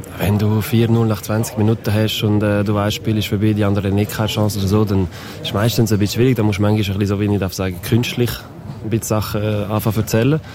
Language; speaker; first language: German; non-native, local second language; French